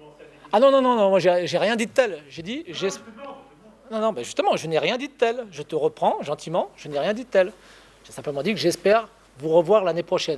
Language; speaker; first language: French; native; French